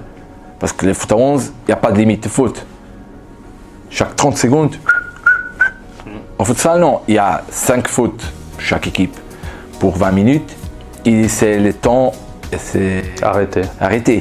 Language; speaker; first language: French; non-native, fluent; Portuguese